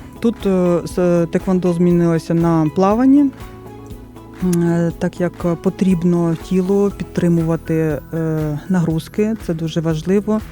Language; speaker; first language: Ukrainian; non-native, local second language; Russian